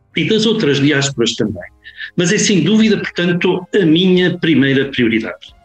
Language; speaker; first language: Portuguese; native; Portuguese